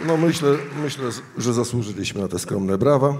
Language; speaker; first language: Polish; native; Polish